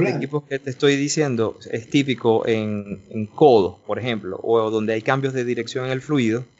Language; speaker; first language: Spanish; native; Spanish